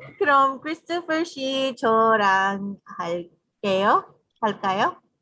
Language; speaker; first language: Korean; non-native, learner; English